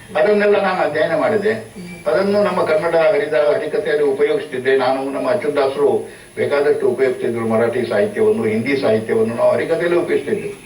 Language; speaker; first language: Kannada; non-native, local second language; Marathi